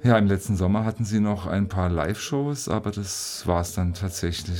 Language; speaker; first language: German; native; German